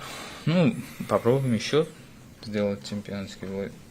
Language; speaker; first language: Russian; non-native, fluent; Uzbek